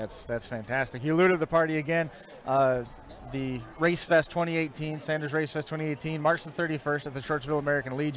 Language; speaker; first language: English; native; English